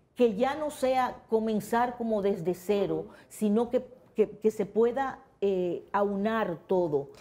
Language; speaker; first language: Spanish; native; Spanish